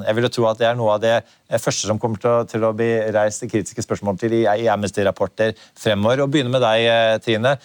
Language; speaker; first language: Norwegian; native; Norwegian